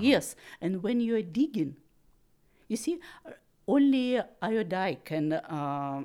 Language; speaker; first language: English; non-native, learner; Russian